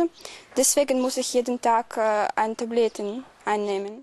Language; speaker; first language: German; non-native, learner; Russian